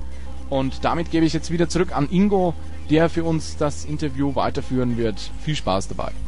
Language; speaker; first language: German; native; German